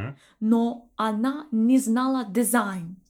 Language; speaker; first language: Russian; non-native, learner; English